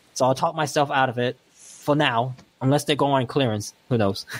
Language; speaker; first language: English; non-native, local second language; Cantonese